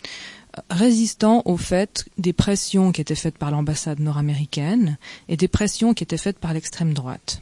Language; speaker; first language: French; native; French